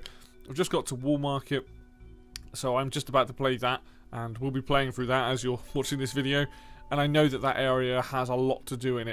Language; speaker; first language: English; native; English